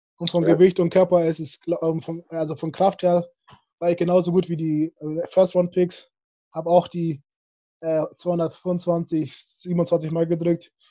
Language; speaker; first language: German; early bilingual, other home language; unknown